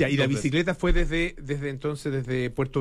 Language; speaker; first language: Spanish; native; Spanish